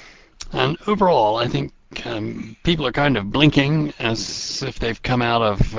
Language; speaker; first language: English; native; English